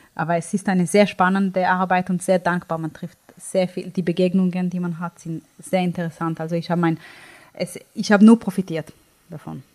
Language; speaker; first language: German; non-native, fluent; Hebrew